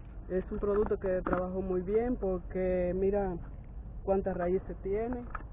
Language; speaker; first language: Spanish; native; Spanish